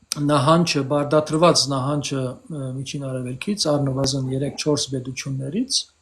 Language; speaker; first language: Armenian; early bilingual, heritage; Armenian